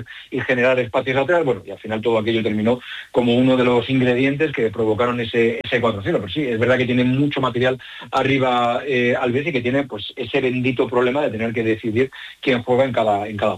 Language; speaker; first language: Spanish; native; Spanish